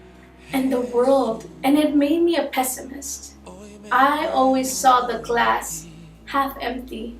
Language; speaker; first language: English; early bilingual, other home language; Spanish